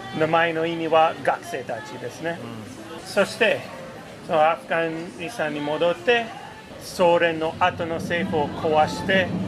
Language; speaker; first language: Japanese; non-native, fluent; English